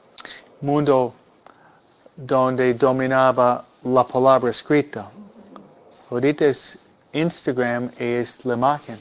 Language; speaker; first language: Spanish; non-native, fluent; English